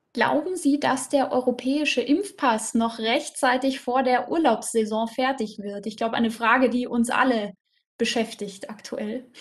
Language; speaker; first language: German; native; German